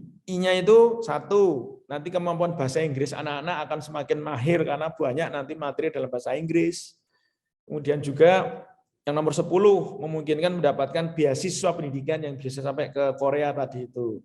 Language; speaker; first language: Indonesian; native; Indonesian